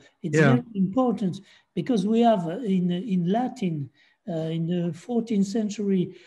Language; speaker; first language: English; non-native, fluent; French